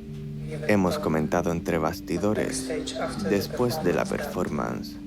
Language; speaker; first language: Spanish; non-native, fluent; Polish